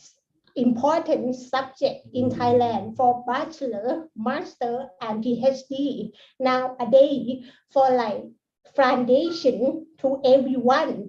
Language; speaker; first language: English; non-native, learner; Thai